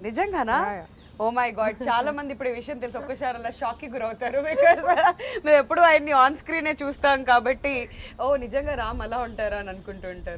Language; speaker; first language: Telugu; native; Telugu